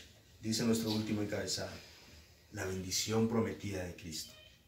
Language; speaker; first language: Spanish; native; Spanish